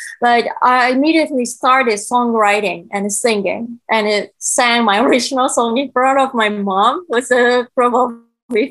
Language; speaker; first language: English; non-native, learner; Japanese